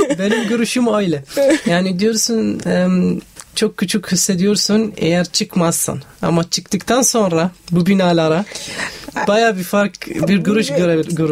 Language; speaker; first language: Turkish; non-native, learner; Arabic